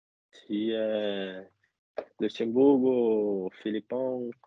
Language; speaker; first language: Spanish; non-native, learner; Portuguese